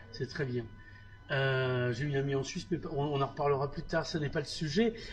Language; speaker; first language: French; native; French